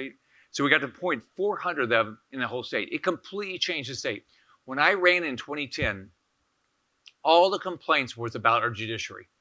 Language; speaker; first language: English; native; English